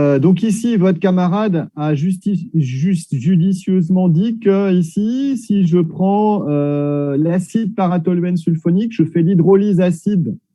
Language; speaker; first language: French; native; French